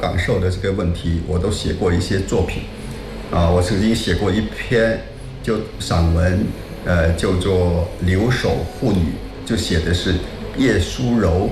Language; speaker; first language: Chinese; non-native, local second language; Min Nan Chinese